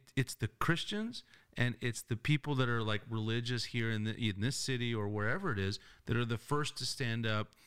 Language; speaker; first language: English; native; English